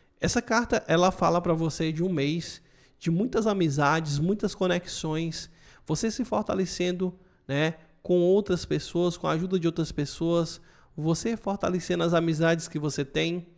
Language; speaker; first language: Portuguese; native; Portuguese